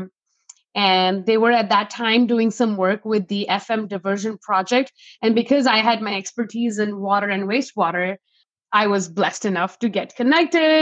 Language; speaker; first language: English; non-native, local second language; Hindi